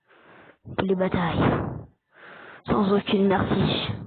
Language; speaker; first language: French; native; French